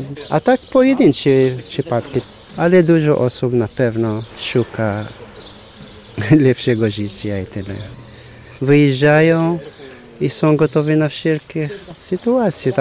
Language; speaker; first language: Polish; non-native, fluent; Arabic